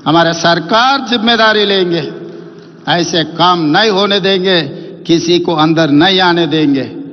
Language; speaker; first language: Hindi; non-native, local second language; Telugu